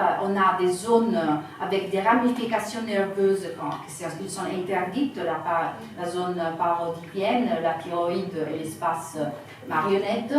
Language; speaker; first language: French; non-native, fluent; Italian